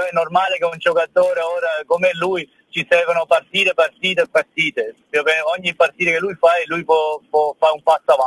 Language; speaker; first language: Italian; early bilingual, heritage; German